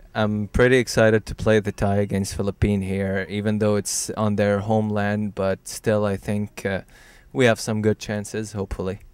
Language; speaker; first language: English; non-native, fluent; Arabic